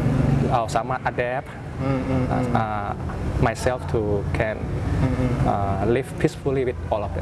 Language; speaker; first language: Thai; early bilingual, other home language; Indonesian